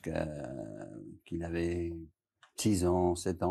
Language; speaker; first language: French; non-native, fluent; English